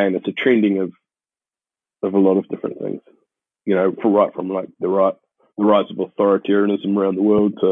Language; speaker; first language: English; native; English